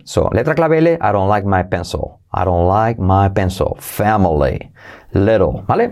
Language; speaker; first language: English; non-native, fluent; Spanish